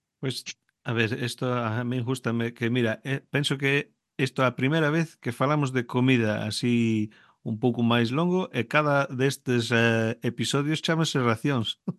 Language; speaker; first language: Galician; early bilingual, heritage; Galician